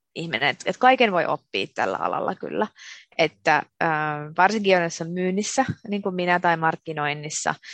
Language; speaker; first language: Finnish; native; Finnish